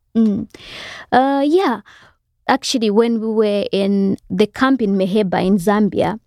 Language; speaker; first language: English; non-native, local second language; Kinyarwanda